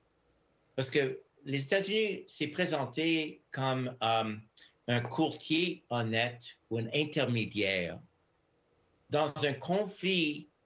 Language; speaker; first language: French; non-native, fluent; English